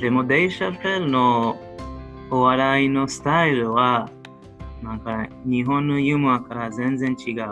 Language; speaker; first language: Japanese; non-native, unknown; Hebrew